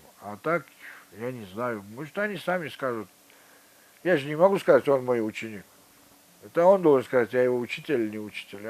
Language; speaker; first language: Russian; non-native, local second language; Georgian